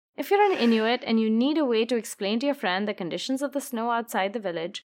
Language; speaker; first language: English; non-native, local second language; Hindi